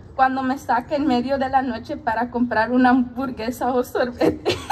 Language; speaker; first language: Spanish; early bilingual, heritage; Spanish